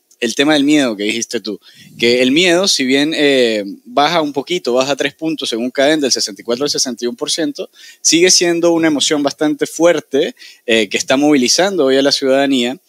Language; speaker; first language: Spanish; native; Spanish